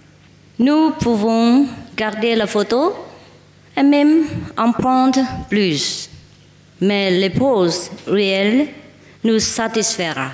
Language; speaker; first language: French; non-native, learner; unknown